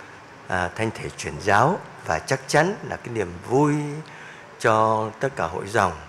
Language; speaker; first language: Vietnamese; native; Vietnamese